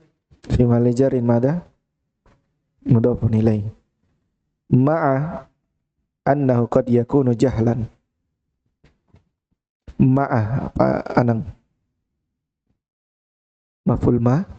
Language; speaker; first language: Arabic; non-native, fluent; Indonesian